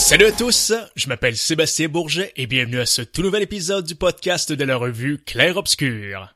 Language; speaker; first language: French; native; French